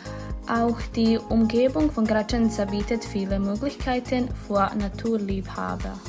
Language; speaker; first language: German; non-native, learner; Bosnian